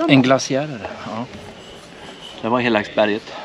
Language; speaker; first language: Swedish; native; Swedish